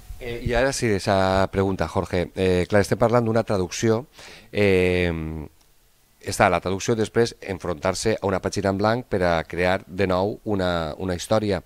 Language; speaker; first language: Catalan; native; Catalan